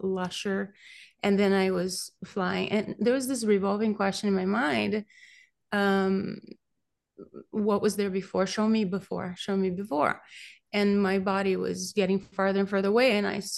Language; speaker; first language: English; non-native, fluent; Portuguese